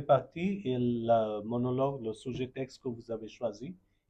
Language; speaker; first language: French; non-native, fluent; Bangla